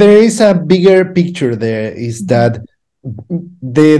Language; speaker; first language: English; non-native, fluent; Spanish